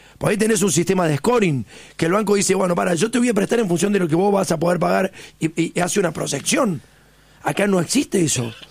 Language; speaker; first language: Spanish; native; Spanish